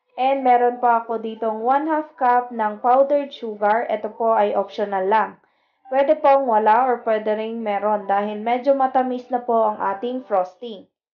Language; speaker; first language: Filipino; native; Filipino